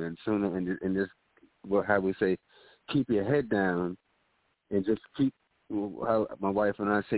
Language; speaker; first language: English; native; English